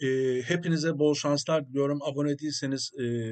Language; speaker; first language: Turkish; native; Turkish